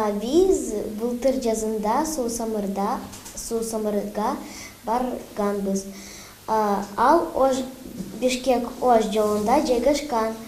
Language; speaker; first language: Kyrgyz; non-native, learner; Russian